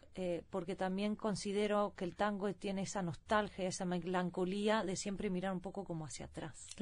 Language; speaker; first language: Spanish; early bilingual, heritage; Swedish